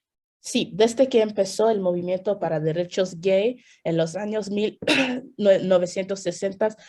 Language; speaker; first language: Spanish; early bilingual, heritage; Spanish